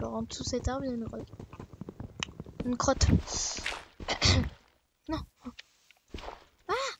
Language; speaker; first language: French; native; French